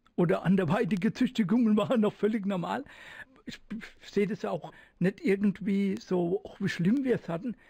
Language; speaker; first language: German; native; German